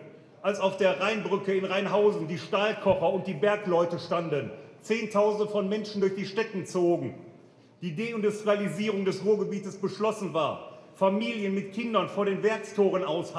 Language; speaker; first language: German; native; German